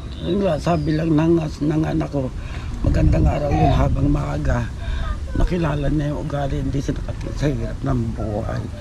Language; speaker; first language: Filipino; native; Filipino